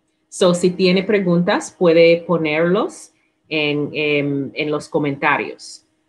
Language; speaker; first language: Spanish; non-native, learner; English